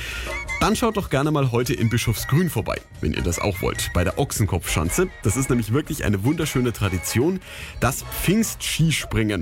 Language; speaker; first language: German; native; German